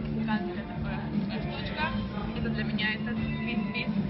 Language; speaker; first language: Russian; early bilingual, heritage; Russian